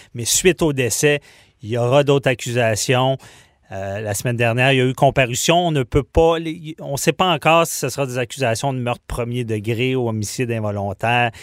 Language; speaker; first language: French; native; French